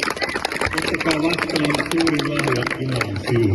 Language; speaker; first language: Finnish; native; Finnish